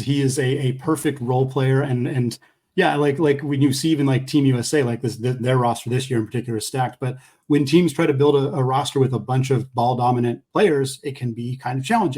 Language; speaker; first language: English; native; English